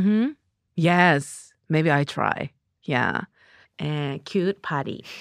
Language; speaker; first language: English; non-native, learner; Japanese